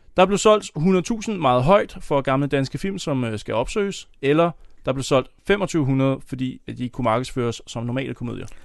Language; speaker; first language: Danish; native; Danish